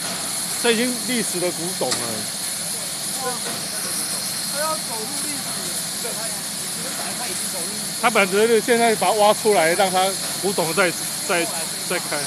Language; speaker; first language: Chinese; native; Chinese